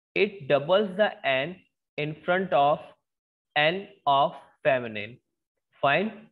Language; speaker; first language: English; non-native, local second language; Hindi